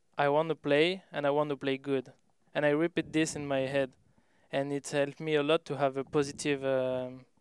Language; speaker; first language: English; non-native, learner; French